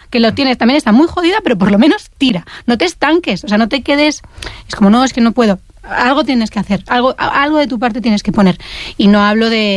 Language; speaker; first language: Spanish; native; Spanish